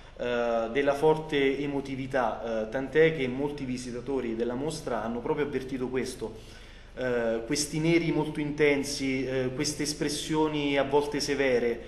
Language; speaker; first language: Italian; native; Italian